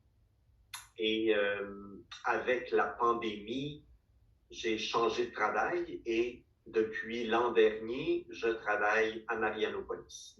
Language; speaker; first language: French; native; French